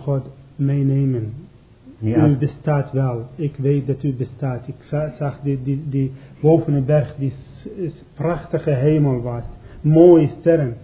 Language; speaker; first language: Dutch; non-native, learner; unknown